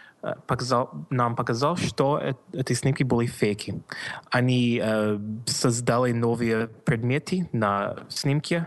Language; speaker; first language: Russian; non-native, learner; English